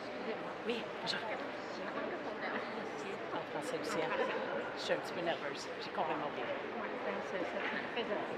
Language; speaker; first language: French; non-native, local second language; English